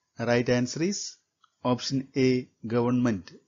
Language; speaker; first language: English; non-native, local second language; Malayalam